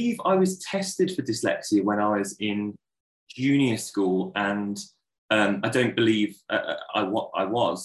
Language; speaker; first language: English; native; English